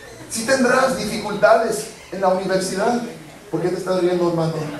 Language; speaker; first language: Spanish; early bilingual, heritage; Spanish